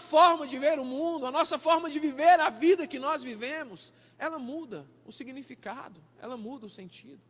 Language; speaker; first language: Portuguese; native; Portuguese